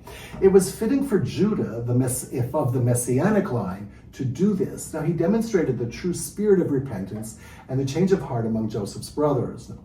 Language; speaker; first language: English; native; English